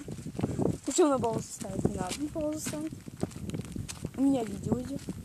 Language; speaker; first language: Russian; native; Russian